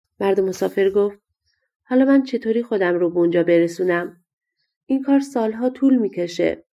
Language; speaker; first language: Persian; native; Persian